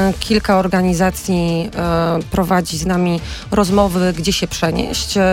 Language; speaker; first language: Polish; native; Polish